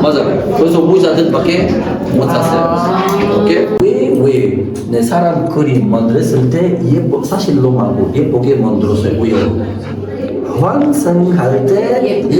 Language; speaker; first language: Korean; non-native, learner; Arabic